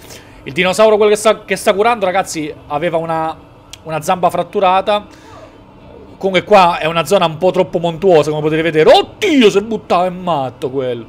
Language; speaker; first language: Italian; native; Italian